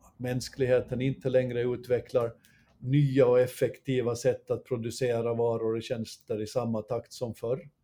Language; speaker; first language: Swedish; native; Swedish